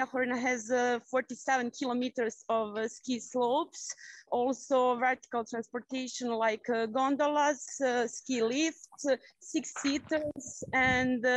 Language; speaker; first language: English; non-native, fluent; Croatian